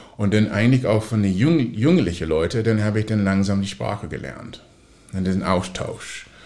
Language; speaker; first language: German; non-native, fluent; English